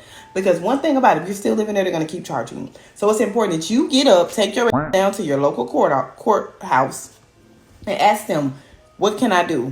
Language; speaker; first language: English; native; English